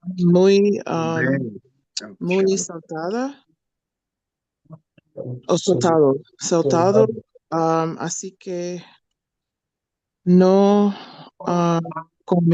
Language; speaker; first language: Spanish; non-native, learner; English